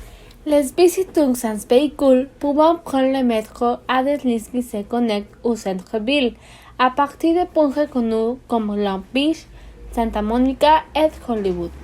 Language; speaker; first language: French; non-native, learner; Spanish